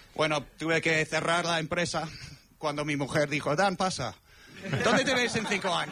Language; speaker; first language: Spanish; non-native, fluent; English